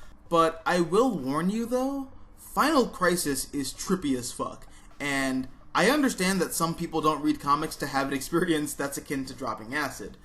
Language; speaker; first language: English; native; English